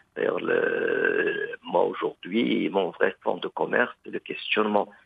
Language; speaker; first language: French; non-native, local second language; Arabic